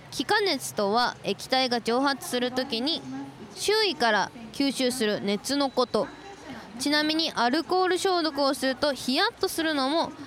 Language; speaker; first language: Japanese; native; Japanese